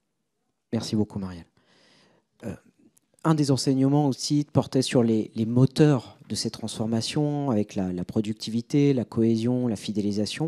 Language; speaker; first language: French; native; French